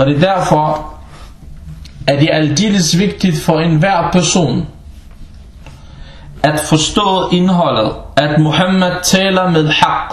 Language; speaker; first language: Danish; early bilingual, other home language; Arabic